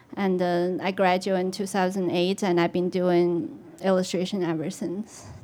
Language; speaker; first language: English; non-native, fluent; Chinese